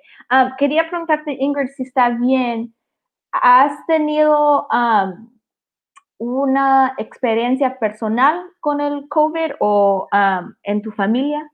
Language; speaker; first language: Spanish; early bilingual, heritage; Spanish